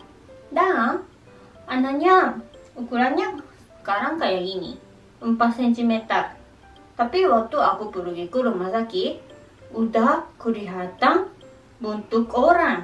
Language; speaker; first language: Indonesian; non-native, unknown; Japanese